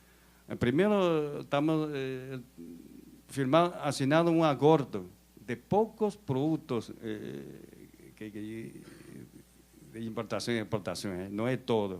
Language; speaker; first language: Portuguese; non-native, learner; Chinese